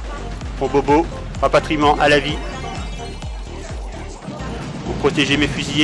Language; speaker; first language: French; native; French